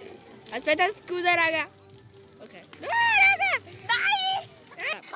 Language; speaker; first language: Italian; native; Italian